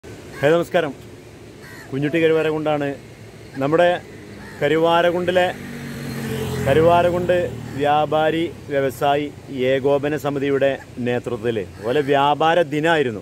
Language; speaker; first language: Malayalam; native; Malayalam